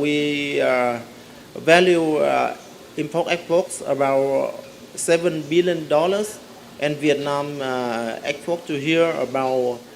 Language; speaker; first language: English; non-native, learner; Vietnamese